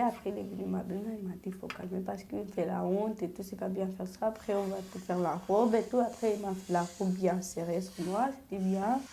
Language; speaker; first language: French; non-native, learner; Romanian